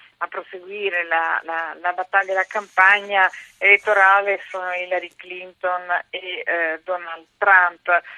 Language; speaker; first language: Italian; native; Italian